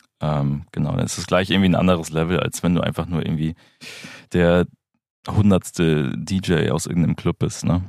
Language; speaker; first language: German; native; German